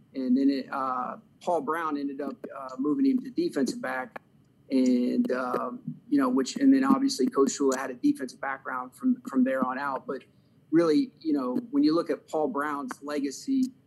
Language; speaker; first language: English; native; English